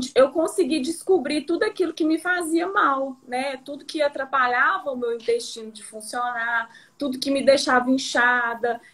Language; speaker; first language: Portuguese; native; Portuguese